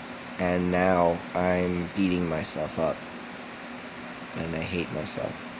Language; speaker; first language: English; native; English